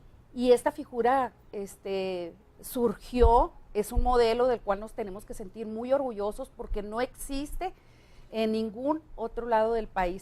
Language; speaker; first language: Spanish; native; Spanish